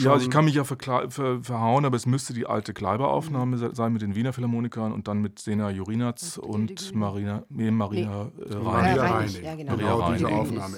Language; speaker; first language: German; native; German